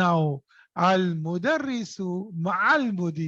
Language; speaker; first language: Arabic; non-native, fluent; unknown